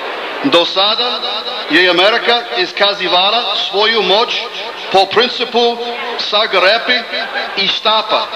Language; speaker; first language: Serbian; non-native, learner; English